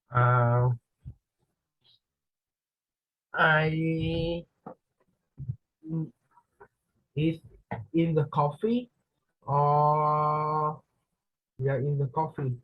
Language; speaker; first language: English; non-native, learner; Vietnamese